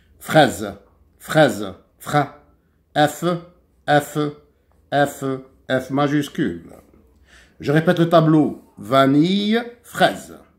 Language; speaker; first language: French; non-native, local second language; Arabic